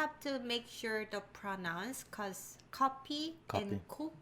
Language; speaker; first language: English; non-native, learner; Korean